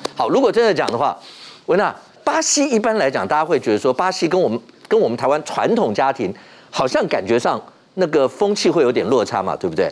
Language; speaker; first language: Chinese; native; Chinese